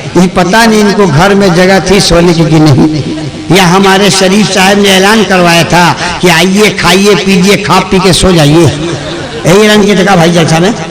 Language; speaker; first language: Hindi; non-native, local second language; Bhojpuri